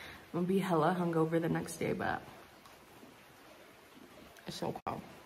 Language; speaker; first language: English; early bilingual, other home language; Spanish